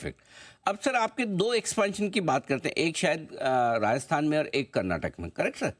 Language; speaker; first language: Hindi; native; Hindi